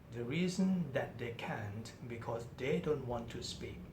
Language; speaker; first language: English; non-native, fluent; Thai